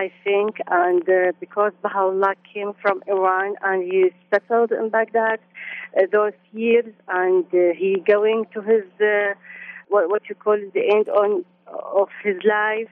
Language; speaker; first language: English; non-native, learner; Arabic